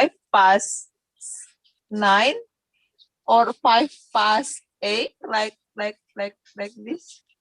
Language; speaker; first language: English; non-native, learner; Indonesian